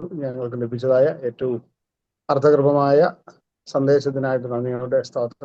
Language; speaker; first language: Malayalam; native; Malayalam